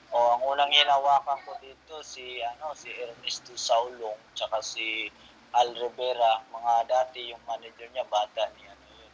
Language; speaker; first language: Filipino; non-native, local second language; Cebuano